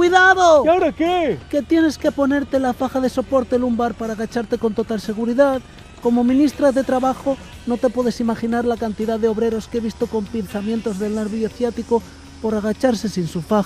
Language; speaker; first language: Spanish; native; Spanish